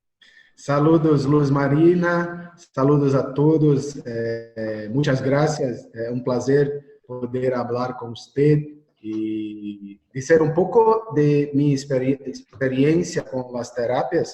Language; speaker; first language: Spanish; non-native, learner; Portuguese